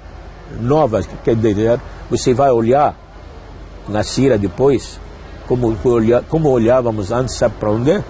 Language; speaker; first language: Portuguese; non-native, fluent; Arabic